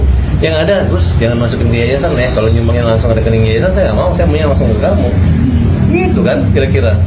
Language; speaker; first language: Indonesian; native; Indonesian